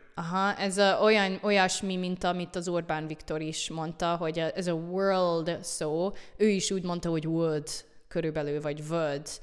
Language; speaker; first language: Hungarian; non-native, fluent; English